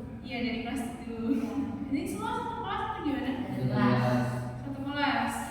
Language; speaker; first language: Indonesian; native; Indonesian